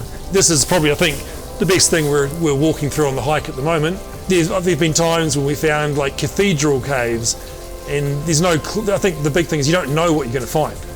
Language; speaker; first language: English; native; English